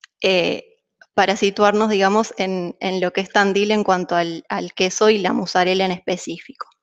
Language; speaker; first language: Spanish; native; Spanish